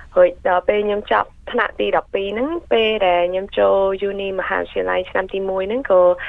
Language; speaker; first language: Khmer; early bilingual, heritage; Khmer